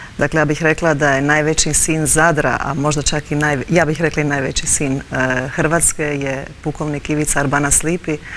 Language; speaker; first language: Croatian; early bilingual, heritage; Croatian